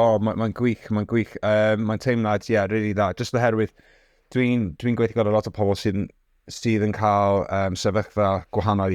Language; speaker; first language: Welsh; non-native, local second language; English